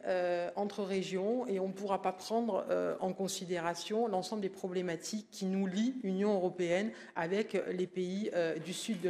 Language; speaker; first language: French; native; French